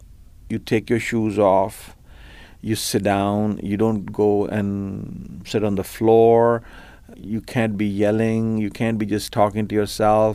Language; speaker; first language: English; non-native, local second language; Punjabi